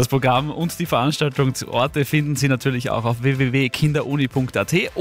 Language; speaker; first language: German; native; German